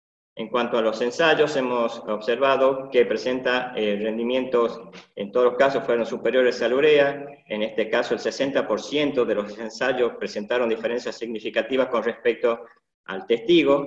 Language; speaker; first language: Spanish; native; Spanish